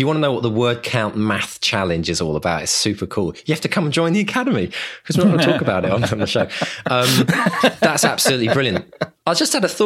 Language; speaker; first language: English; native; English